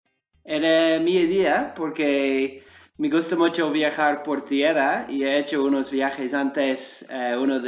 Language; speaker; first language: Spanish; non-native, learner; English